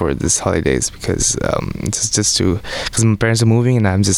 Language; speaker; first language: English; non-native, local second language; Odia